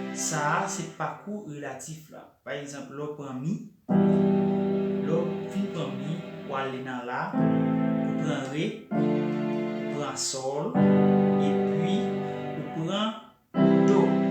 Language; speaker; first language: French; non-native, local second language; Haitian Creole